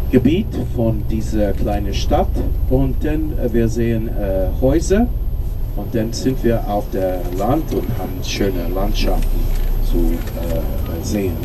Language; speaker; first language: German; non-native, learner; English